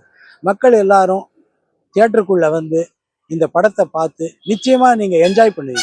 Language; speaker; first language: Tamil; native; Tamil